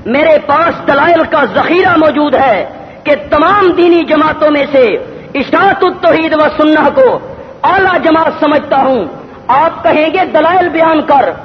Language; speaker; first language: Urdu; non-native, local second language; Punjabi